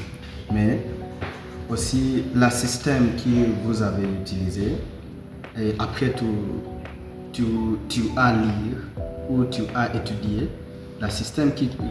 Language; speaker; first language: French; non-native, learner; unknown